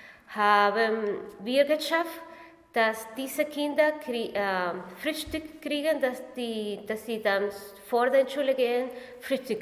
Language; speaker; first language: German; non-native, fluent; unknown